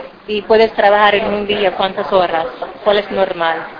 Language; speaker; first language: Spanish; non-native, fluent; English